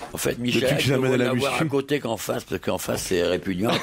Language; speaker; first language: French; native; French